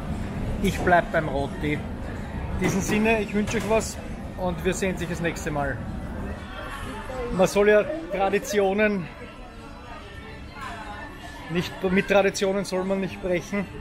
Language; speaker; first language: German; native; German